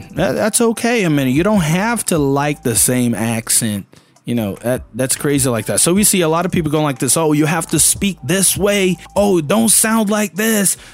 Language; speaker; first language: English; non-native, fluent; Portuguese